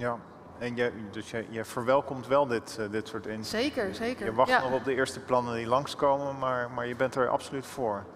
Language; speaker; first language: Dutch; native; Dutch